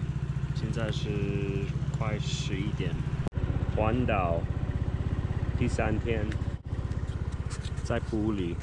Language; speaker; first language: Chinese; non-native, fluent; English